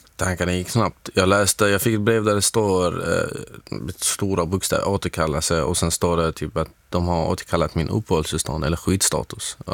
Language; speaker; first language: Swedish; non-native, fluent; Arabic